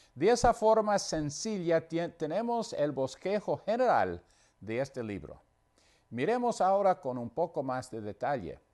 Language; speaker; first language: Spanish; non-native, fluent; English